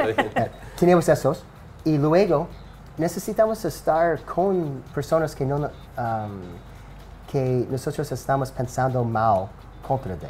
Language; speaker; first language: Spanish; non-native, learner; English